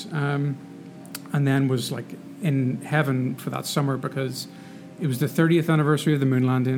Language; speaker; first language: English; native; English